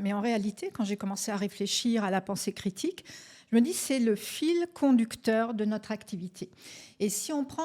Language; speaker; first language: French; native; French